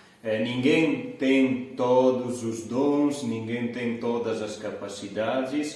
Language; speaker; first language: Portuguese; non-native, fluent; Italian